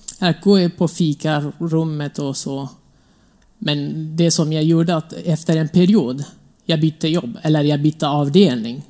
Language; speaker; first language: Swedish; non-native, fluent; Kurdish